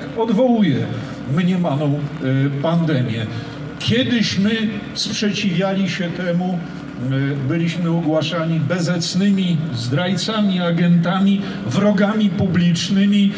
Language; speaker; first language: Polish; native; Polish